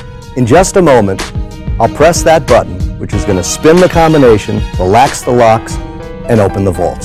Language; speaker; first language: English; native; English